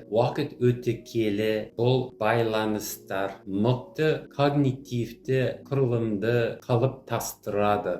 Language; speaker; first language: Kazakh; non-native, fluent; English